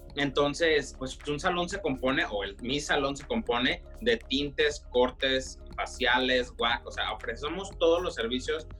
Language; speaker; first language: Spanish; early bilingual, heritage; Spanish